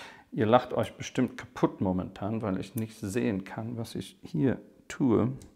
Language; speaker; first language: German; non-native, fluent; English